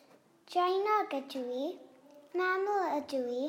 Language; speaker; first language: Welsh; non-native, learner; English